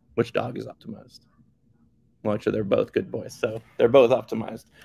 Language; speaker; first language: English; native; English